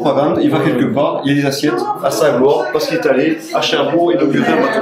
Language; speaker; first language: French; native; French